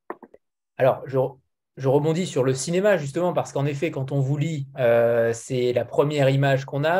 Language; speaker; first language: French; native; French